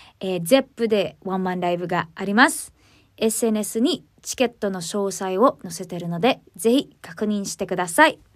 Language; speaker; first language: Japanese; non-native, learner; Filipino